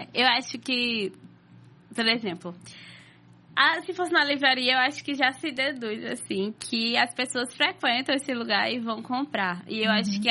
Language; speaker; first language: Portuguese; native; Portuguese